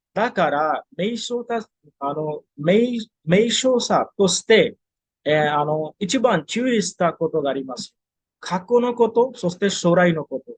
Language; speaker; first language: Japanese; non-native, fluent; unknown